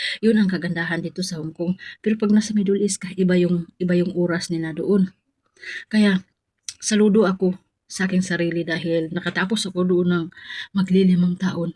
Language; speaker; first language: Filipino; non-native, local second language; Cebuano